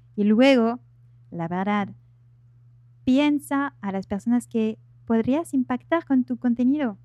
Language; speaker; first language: Spanish; non-native, fluent; French